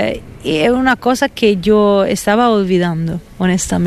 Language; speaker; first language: Spanish; non-native, fluent; Italian